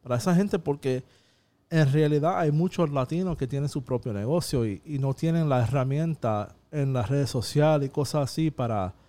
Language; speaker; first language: Spanish; early bilingual, heritage; Spanish